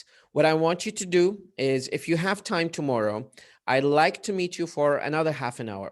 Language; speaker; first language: English; non-native, fluent; Arabic